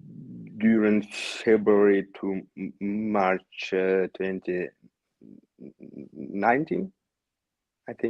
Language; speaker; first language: English; non-native, learner; Yakut